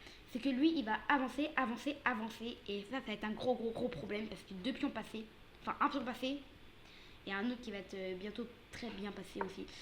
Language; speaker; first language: French; native; French